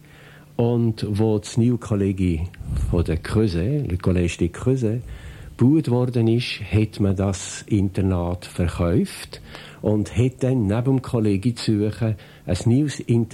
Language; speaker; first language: German; native; German